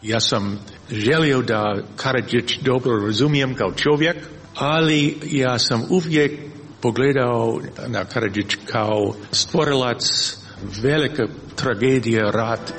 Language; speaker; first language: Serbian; non-native, learner; English